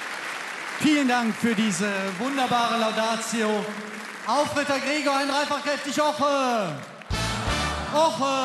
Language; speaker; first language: German; native; German